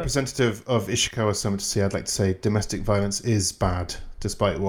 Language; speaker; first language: English; native; English